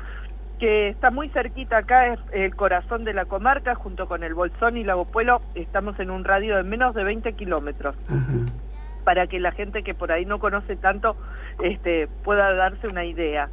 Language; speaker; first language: Spanish; native; Spanish